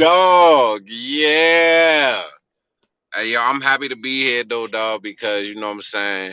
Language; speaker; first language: English; native; English